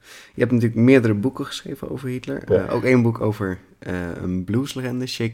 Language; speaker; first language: Dutch; native; Dutch